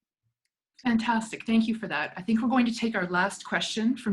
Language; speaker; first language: English; native; English